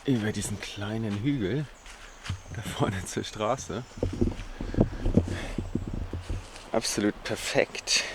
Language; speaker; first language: German; native; German